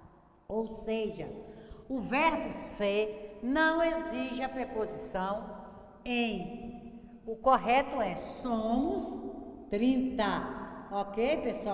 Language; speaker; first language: Portuguese; native; Portuguese